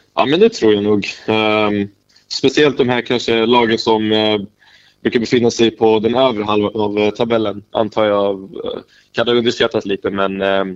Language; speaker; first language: Swedish; native; Swedish